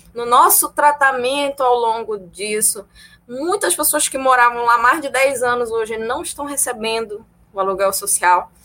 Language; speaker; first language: Portuguese; native; Portuguese